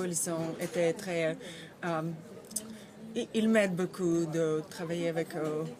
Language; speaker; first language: French; non-native, learner; Russian